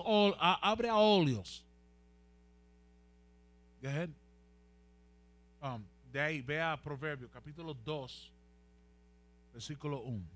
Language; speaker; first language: Portuguese; non-native, learner; Spanish